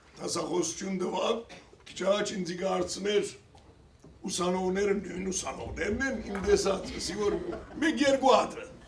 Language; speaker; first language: Armenian; early bilingual, heritage; Armenian